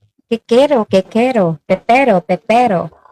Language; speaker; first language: Spanish; non-native, learner; Filipino